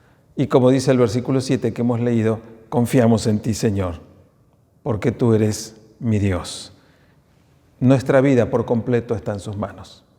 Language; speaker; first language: Spanish; native; Spanish